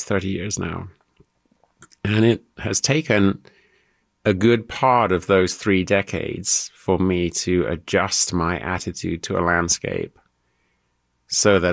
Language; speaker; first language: English; native; English